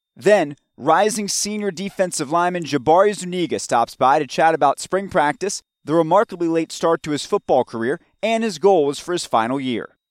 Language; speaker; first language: English; native; English